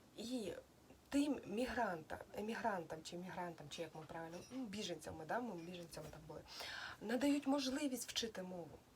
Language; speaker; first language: Ukrainian; non-native, local second language; Russian